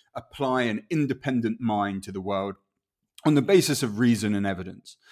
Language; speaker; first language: English; non-native, local second language; Spanish